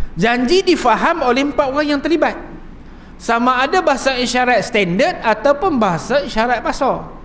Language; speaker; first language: Malay; native; Malay